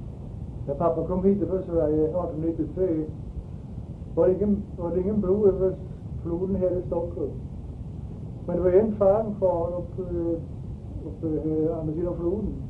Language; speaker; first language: Swedish; early bilingual, heritage; Swedish